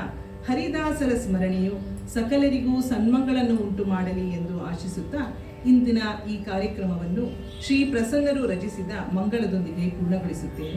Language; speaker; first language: Kannada; native; Kannada